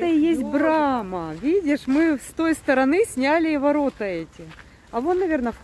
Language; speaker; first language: Russian; native; Russian